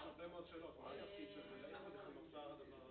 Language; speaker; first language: Hebrew; native; Hebrew